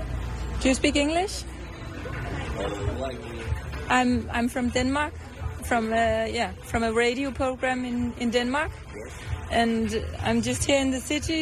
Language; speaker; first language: English; non-native, fluent; Danish